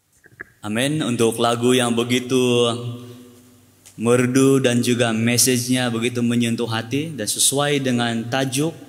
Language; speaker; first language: Malay; native; Malay